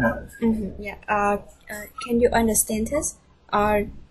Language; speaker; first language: English; non-native, fluent; Vietnamese